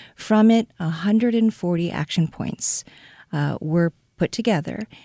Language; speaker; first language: English; non-native, fluent; Korean